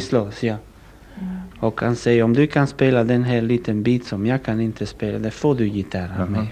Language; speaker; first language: Swedish; non-native, learner; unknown